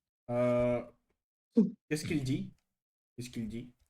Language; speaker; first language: French; non-native, learner; Russian